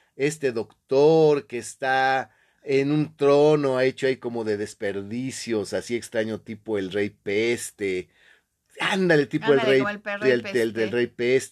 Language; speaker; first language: Spanish; native; Spanish